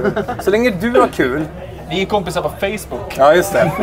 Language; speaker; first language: Swedish; native; Swedish